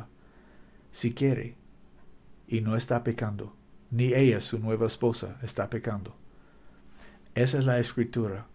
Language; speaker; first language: Spanish; non-native, learner; English